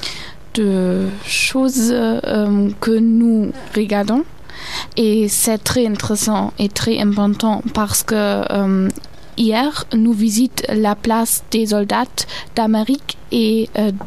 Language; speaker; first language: French; non-native, learner; German